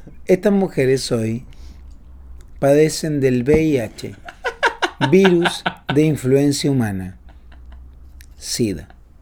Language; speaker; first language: Spanish; native; Spanish